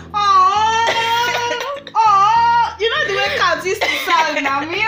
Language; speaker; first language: English; non-native, local second language; Yoruba